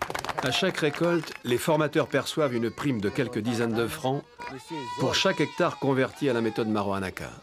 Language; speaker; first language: French; native; French